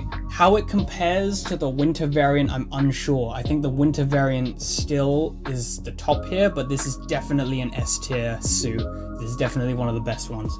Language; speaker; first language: English; native; English